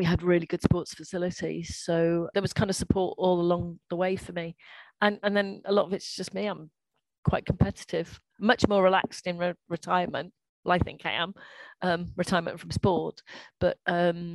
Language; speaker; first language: English; native; English